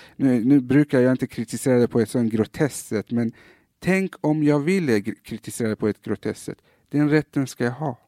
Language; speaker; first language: Swedish; native; Swedish